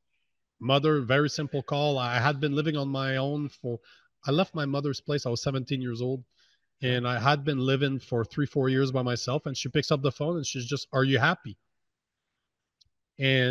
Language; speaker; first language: English; native; English